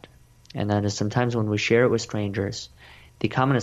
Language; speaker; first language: English; early bilingual, other home language; Russian